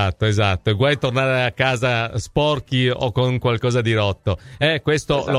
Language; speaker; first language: Italian; native; Italian